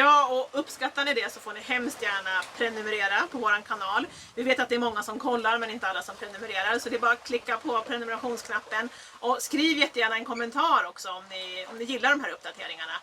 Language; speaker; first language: Swedish; native; Swedish